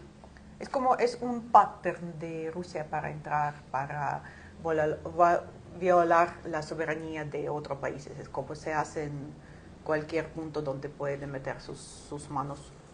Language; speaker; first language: Spanish; non-native, fluent; Ukrainian